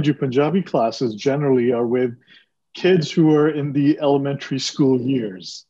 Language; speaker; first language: English; early bilingual, other home language; Punjabi